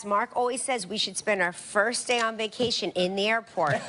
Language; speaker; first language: English; native; English